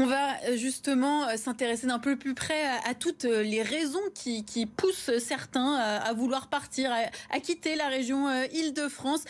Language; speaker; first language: French; native; French